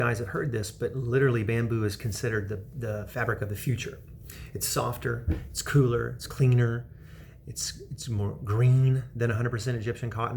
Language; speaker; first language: English; native; English